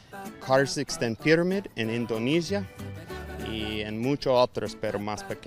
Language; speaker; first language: Spanish; non-native, learner; English